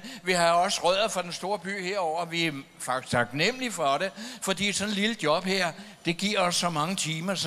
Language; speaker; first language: Danish; native; Danish